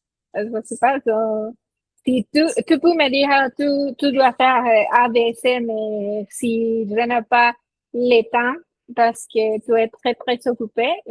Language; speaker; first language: French; non-native, fluent; Spanish